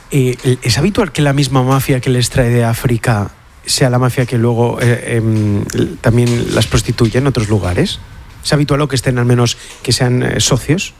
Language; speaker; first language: Spanish; native; Spanish